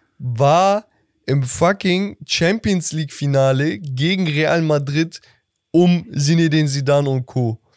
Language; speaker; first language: German; native; German